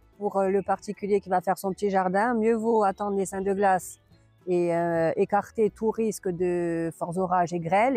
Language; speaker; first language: French; native; French